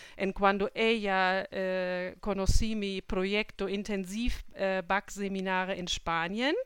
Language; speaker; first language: Spanish; non-native, fluent; German